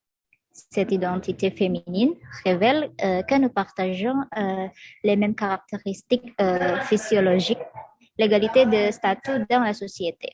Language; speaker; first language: French; non-native, fluent; Indonesian